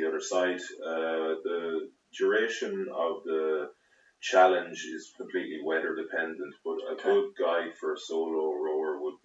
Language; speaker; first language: English; native; English